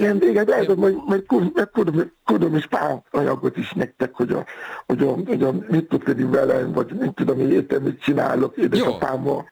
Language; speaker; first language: Hungarian; non-native, learner; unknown